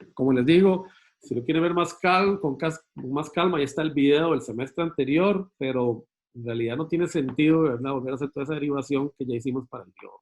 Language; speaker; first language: Spanish; native; Spanish